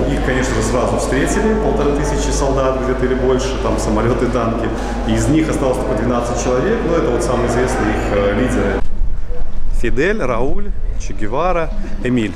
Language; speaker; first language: Russian; native; Russian